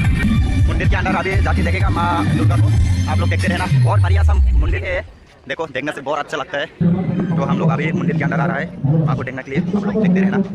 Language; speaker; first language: Hindi; non-native, local second language; Kok Borok